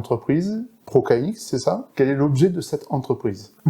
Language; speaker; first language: French; native; French